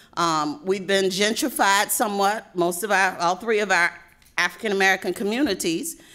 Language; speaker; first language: English; native; English